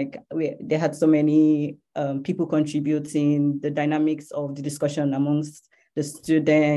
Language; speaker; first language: English; non-native, local second language; Yoruba